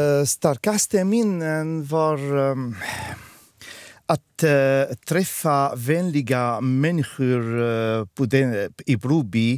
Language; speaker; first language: Swedish; non-native, fluent; Arabic